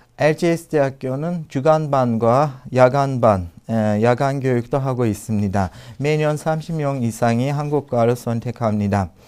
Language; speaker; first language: Korean; non-native, fluent; Turkish